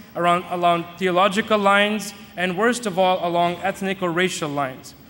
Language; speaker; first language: English; native; English